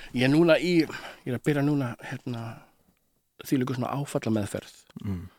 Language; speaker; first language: Icelandic; early bilingual, heritage; Icelandic